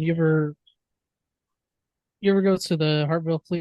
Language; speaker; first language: English; native; English